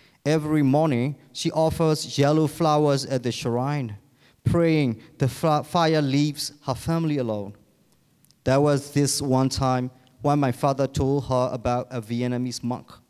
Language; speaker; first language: English; non-native, fluent; Burmese